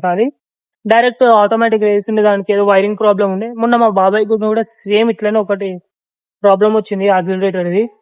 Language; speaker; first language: Telugu; native; Telugu